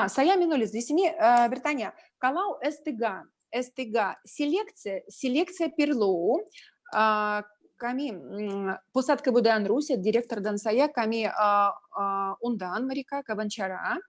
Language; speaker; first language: Indonesian; non-native, learner; Russian